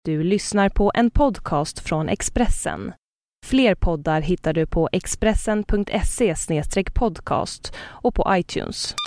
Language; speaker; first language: Swedish; native; Swedish